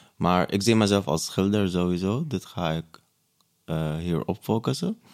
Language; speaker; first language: Dutch; non-native, fluent; Arabic